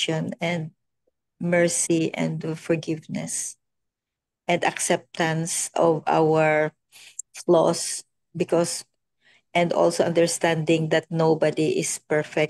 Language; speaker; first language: English; non-native, local second language; Filipino